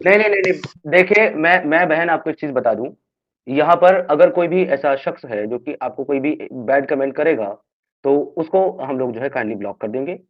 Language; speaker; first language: Hindi; native; Hindi